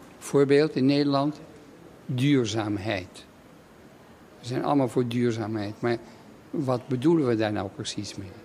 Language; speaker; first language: Dutch; native; Dutch